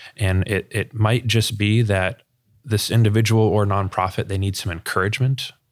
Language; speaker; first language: English; native; English